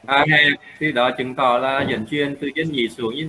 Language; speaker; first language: Vietnamese; native; Vietnamese